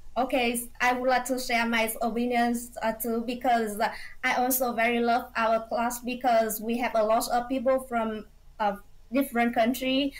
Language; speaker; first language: English; non-native, fluent; Vietnamese